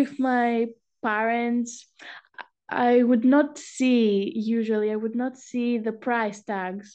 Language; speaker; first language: English; non-native, fluent; Greek